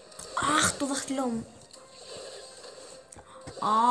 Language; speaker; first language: Greek; early bilingual, heritage; Greek